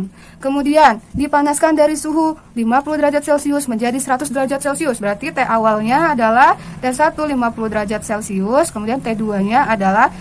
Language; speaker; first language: Indonesian; native; Indonesian